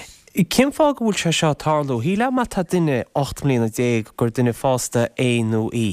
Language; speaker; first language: Irish; native; Irish